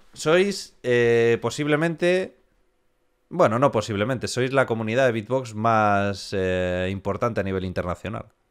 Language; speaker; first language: Spanish; native; Spanish